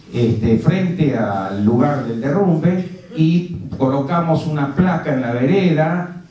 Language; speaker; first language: Spanish; native; Spanish